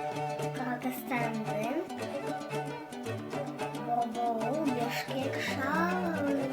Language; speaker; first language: Kyrgyz; non-native, local second language; Russian